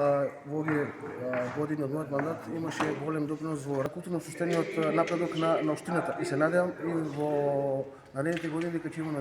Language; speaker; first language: Macedonian; native; Macedonian